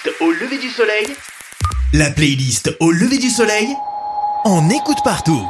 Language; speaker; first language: French; native; French